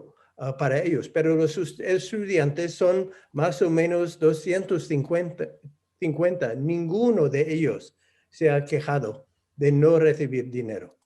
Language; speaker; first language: Spanish; non-native, fluent; English